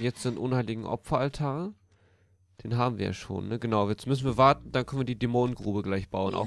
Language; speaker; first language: German; native; German